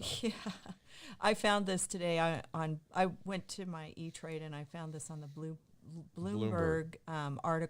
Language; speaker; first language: English; native; English